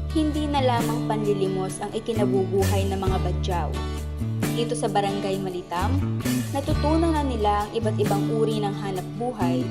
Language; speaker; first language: Filipino; native; Filipino